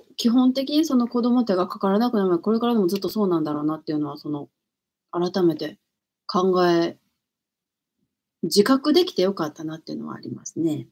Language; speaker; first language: Japanese; native; Japanese